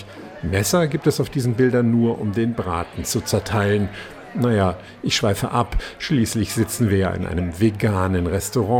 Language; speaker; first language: German; native; German